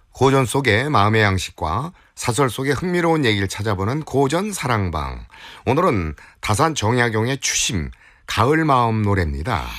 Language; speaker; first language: Korean; native; Korean